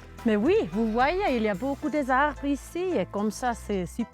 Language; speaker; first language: French; non-native, local second language; German